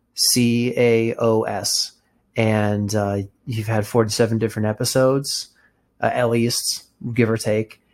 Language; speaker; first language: English; native; English